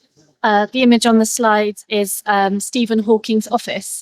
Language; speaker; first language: English; native; English